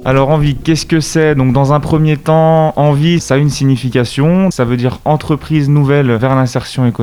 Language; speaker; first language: French; native; French